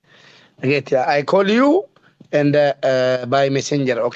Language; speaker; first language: English; non-native, learner; Oromo